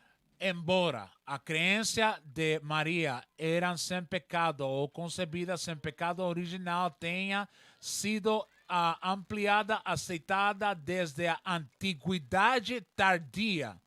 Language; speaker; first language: Portuguese; non-native, learner; Spanish